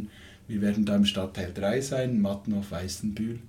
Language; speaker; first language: German; native; German